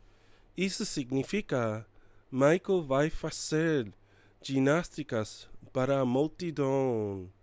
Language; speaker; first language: Portuguese; non-native, learner; English